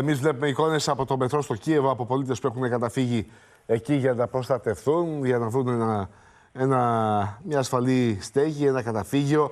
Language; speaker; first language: Greek; native; Greek